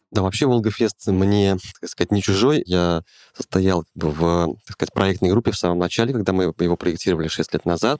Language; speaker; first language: Russian; native; Russian